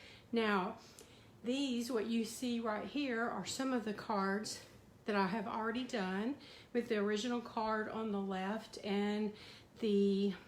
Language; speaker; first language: English; native; English